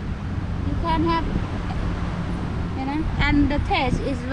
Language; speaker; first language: English; non-native, learner; Thai